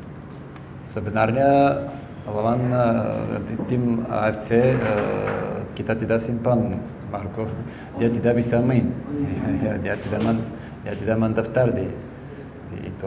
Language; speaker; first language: Indonesian; non-native, fluent; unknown